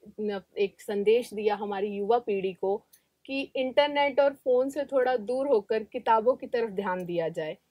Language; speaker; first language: Hindi; native; Hindi